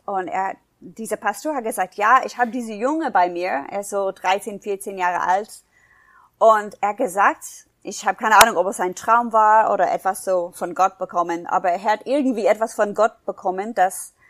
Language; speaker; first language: German; non-native, fluent; English